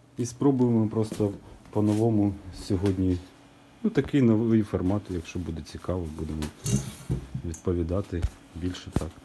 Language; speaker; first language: Ukrainian; non-native, local second language; Russian